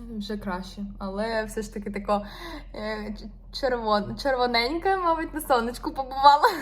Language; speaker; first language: Ukrainian; non-native, local second language; Russian